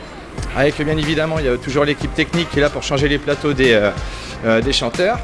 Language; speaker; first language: French; native; French